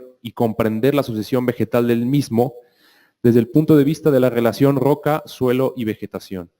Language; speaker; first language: Spanish; native; Spanish